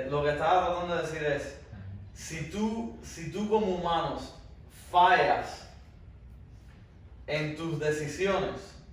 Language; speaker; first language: Spanish; early bilingual, heritage; Spanish